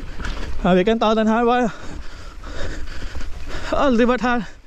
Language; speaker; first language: Norwegian; non-native, learner; Filipino